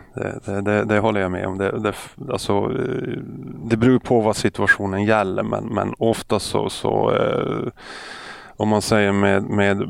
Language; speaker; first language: Swedish; native; Swedish